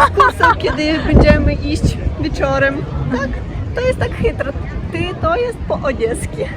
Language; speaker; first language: Polish; non-native, learner; Russian